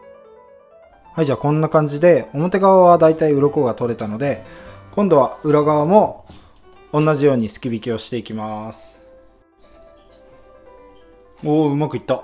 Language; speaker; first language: Japanese; native; Japanese